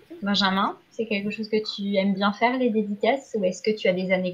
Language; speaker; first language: French; native; French